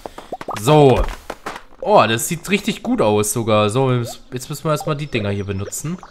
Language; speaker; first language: German; native; German